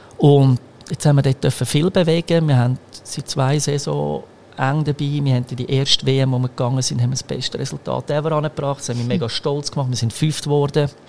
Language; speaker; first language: German; early bilingual, other home language; Croatian